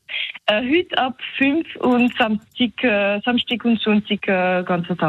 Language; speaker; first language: German; non-native, local second language; French